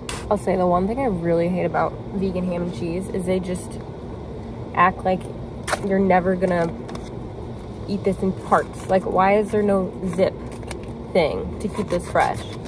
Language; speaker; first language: English; native; English